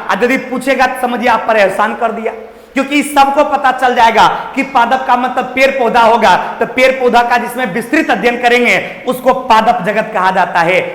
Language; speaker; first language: Hindi; native; Hindi